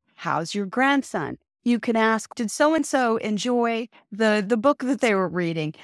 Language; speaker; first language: English; early bilingual, other home language; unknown